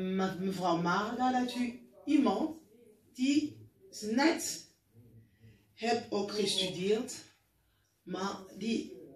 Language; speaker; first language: Dutch; non-native, learner; French